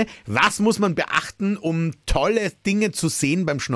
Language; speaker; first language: German; native; German